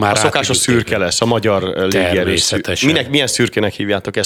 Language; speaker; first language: Hungarian; native; Hungarian